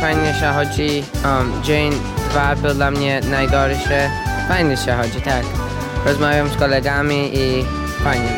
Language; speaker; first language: Polish; early bilingual, heritage; Polish